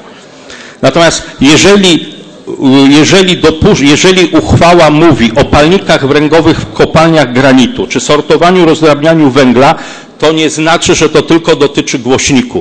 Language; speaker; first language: Polish; native; Polish